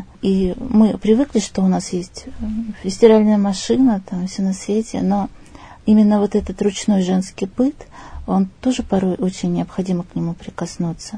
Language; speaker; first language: Russian; native; Russian